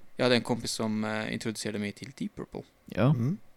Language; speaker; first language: Swedish; non-native, fluent; Turkish